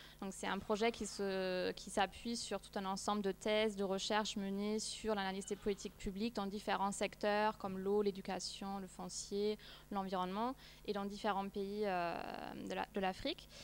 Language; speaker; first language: French; non-native, fluent; German